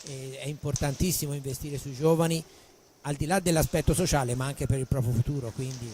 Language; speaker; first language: Italian; native; Italian